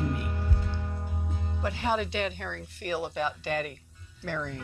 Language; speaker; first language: English; native; English